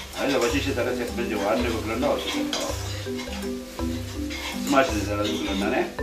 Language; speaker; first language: Polish; non-native, fluent; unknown